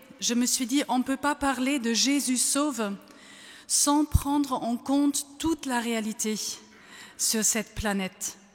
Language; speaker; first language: French; non-native, fluent; German